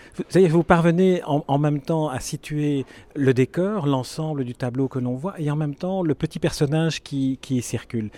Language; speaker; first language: French; native; French